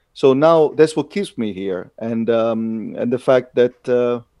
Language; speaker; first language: English; non-native, fluent; Italian